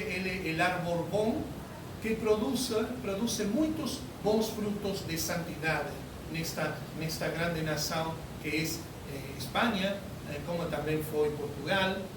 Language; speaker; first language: Spanish; non-native, learner; Portuguese